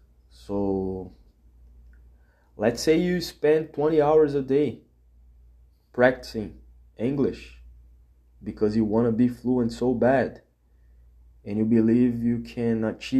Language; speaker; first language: English; non-native, fluent; Portuguese